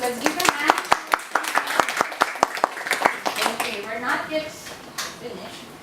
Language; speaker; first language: English; non-native, fluent; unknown